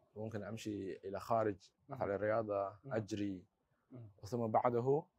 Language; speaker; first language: Arabic; non-native, learner; Chinese